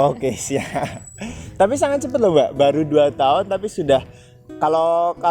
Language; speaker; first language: Indonesian; native; Indonesian